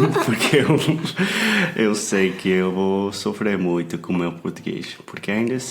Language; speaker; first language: Portuguese; non-native, fluent; English